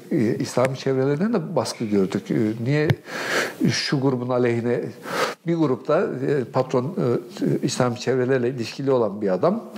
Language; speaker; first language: Turkish; native; Turkish